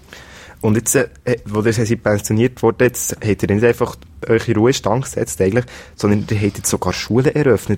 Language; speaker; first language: German; native; German